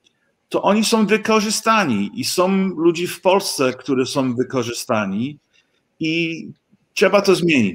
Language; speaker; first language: Polish; early bilingual, heritage; English